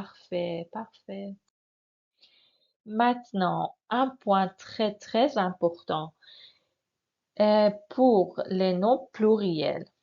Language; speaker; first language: French; non-native, fluent; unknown